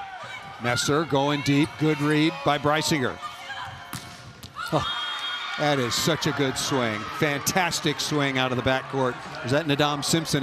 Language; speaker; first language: English; native; English